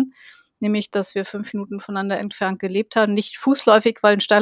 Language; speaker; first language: German; native; German